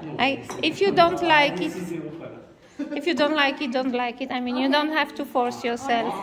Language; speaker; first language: English; non-native, fluent; Polish